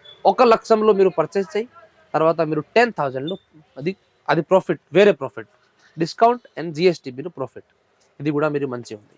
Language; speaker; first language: Telugu; non-native, local second language; Hindi